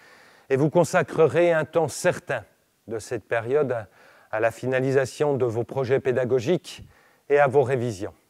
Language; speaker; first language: French; native; French